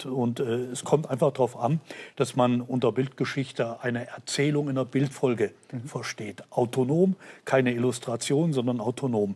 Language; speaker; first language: German; native; German